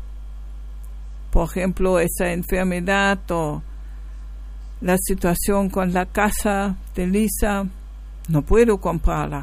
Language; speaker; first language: Spanish; native; Spanish